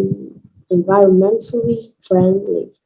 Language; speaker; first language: English; non-native, learner; Vietnamese